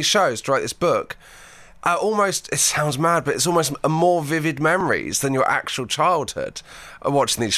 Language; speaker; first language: English; native; English